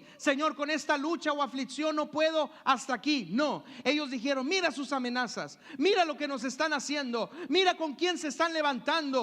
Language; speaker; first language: Spanish; native; Spanish